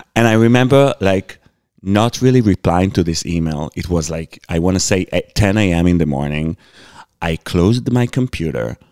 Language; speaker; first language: English; non-native, fluent; Hebrew